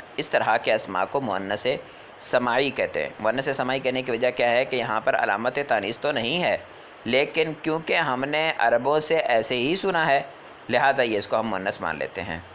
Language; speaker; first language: Urdu; native; Urdu